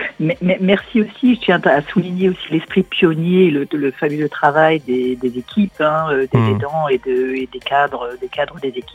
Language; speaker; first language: French; native; French